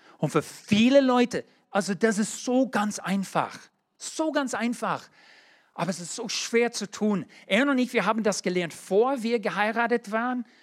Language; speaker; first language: German; non-native, learner; English